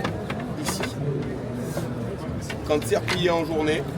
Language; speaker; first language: French; native; French